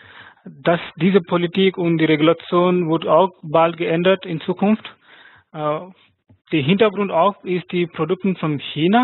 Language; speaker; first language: German; non-native, fluent; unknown